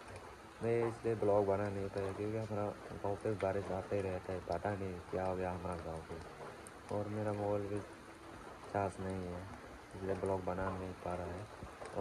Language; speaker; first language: Hindi; non-native, learner; Kok Borok